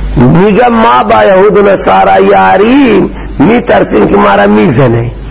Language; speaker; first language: Persian; native; Persian